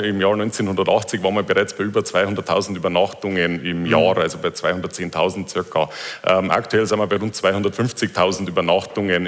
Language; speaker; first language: German; native; German